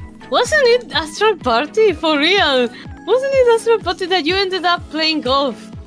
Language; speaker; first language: English; non-native, fluent; Spanish